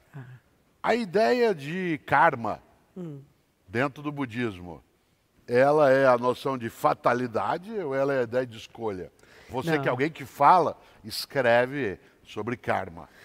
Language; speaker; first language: Portuguese; native; Portuguese